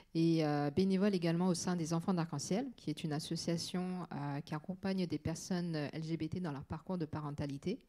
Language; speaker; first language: French; native; French